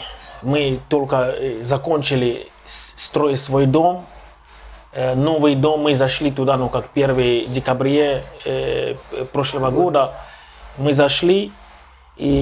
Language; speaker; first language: Russian; non-native, local second language; Ukrainian